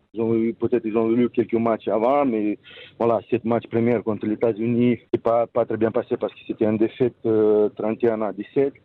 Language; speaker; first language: French; non-native, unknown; Romanian